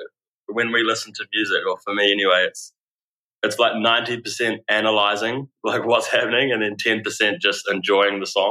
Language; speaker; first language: English; native; English